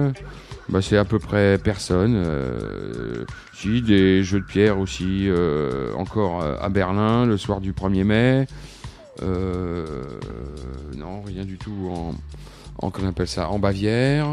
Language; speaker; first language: French; native; French